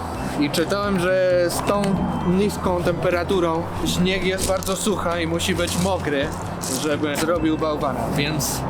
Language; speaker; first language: Polish; non-native, learner; Spanish